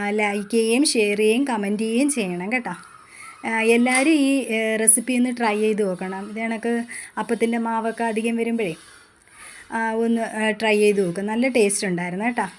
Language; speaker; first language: Malayalam; native; Malayalam